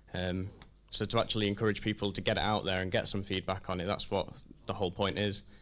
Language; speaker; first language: English; native; English